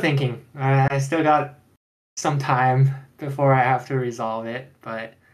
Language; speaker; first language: English; non-native, fluent; Chinese